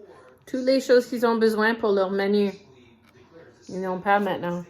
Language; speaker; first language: French; non-native, fluent; English